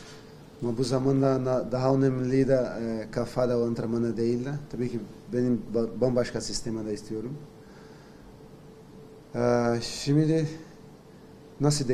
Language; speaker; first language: Turkish; non-native, learner; Portuguese